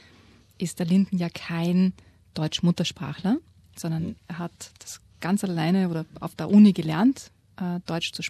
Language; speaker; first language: German; native; German